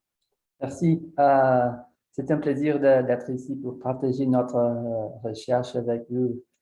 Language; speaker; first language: French; non-native, fluent; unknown